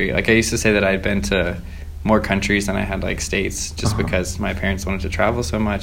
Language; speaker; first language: English; native; English